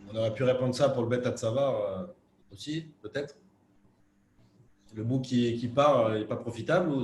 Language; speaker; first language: French; native; French